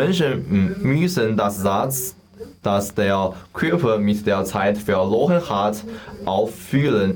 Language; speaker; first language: German; non-native, learner; Chinese